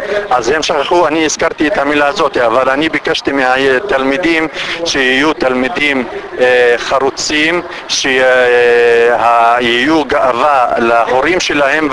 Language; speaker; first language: Hebrew; non-native, local second language; Arabic